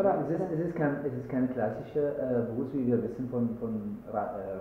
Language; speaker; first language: German; non-native, learner; Arabic